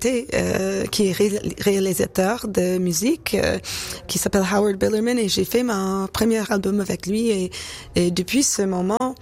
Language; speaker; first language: French; non-native, local second language; English